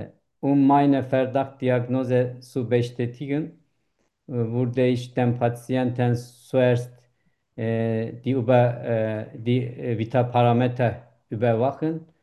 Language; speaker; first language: German; non-native, learner; Turkish